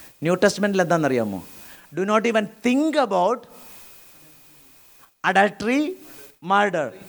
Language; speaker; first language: English; non-native, local second language; Malayalam